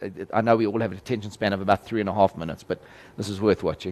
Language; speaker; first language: English; native; English